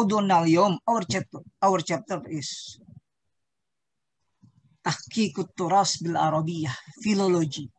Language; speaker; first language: Arabic; non-native, learner; Indonesian